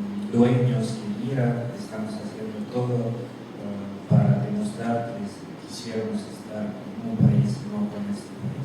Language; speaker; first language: Spanish; non-native, fluent; Russian